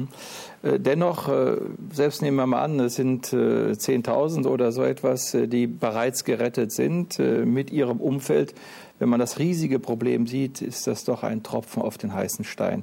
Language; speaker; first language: German; native; German